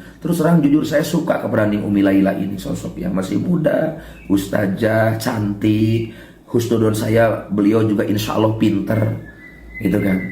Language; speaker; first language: Indonesian; non-native, local second language; Sundanese